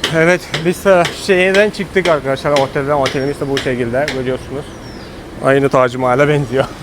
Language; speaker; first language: Turkish; non-native, fluent; Hindi